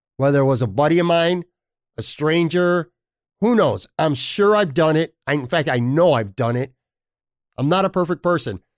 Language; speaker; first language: English; native; English